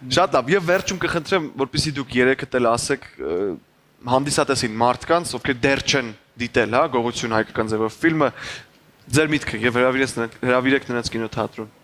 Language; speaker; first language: Armenian; native; Armenian